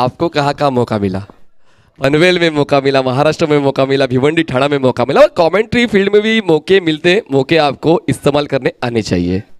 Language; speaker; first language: Hindi; non-native, local second language; Marathi